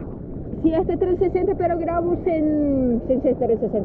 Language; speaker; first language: Spanish; non-native, fluent; Portuguese